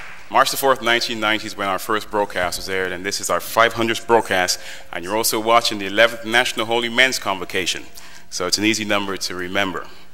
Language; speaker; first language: English; native; English